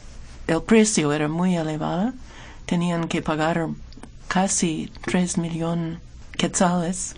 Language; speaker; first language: Spanish; non-native, fluent; English